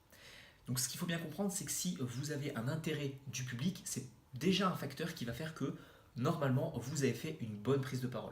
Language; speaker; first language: French; native; French